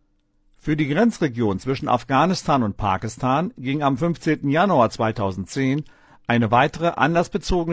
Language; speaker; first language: German; native; German